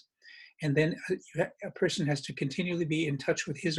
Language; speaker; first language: English; native; English